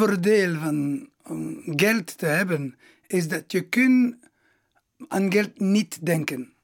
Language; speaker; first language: Dutch; non-native, local second language; Italian